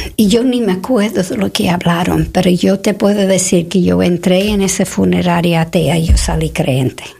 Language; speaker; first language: Spanish; non-native, fluent; English